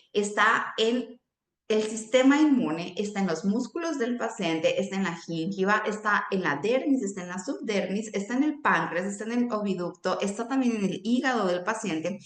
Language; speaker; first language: Spanish; native; Spanish